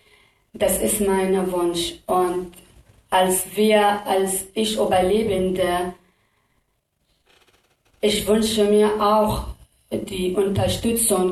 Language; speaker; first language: German; non-native, learner; Kurdish